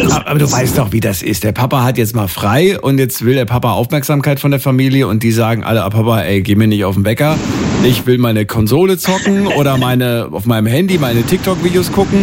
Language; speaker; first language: German; native; German